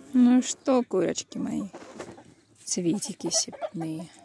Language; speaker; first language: Russian; non-native, local second language; Georgian